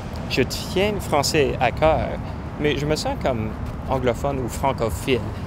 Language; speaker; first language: French; non-native, local second language; English